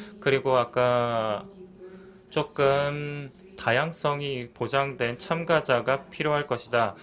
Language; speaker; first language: Korean; native; Korean